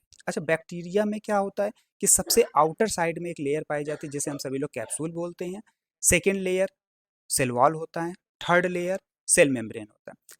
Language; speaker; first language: Hindi; native; Hindi